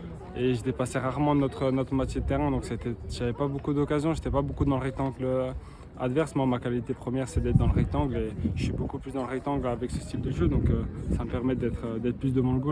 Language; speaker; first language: French; native; French